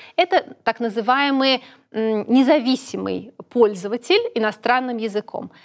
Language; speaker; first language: Russian; native; Russian